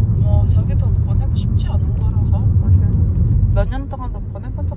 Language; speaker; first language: Korean; non-native, fluent; Indonesian